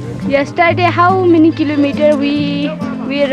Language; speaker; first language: English; non-native, local second language; Urdu